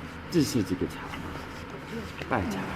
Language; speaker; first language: Chinese; non-native, learner; English